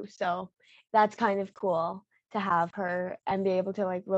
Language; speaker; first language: English; native; English